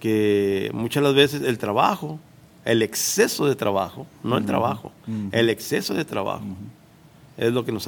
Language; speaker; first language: Spanish; native; Spanish